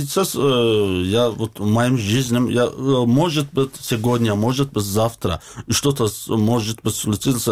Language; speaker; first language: Russian; non-native, learner; Azerbaijani